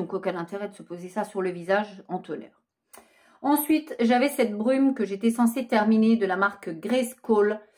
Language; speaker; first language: French; native; French